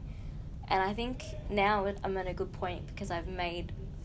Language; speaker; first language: English; native; English